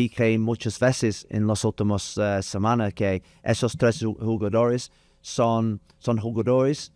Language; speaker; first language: Spanish; non-native, learner; English